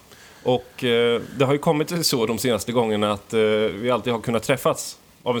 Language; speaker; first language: Swedish; native; Swedish